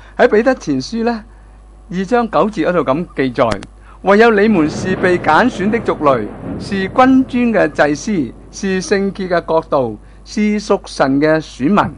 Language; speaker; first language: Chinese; non-native, local second language; Cantonese